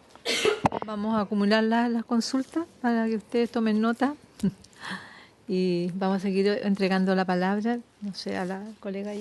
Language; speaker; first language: Spanish; native; Spanish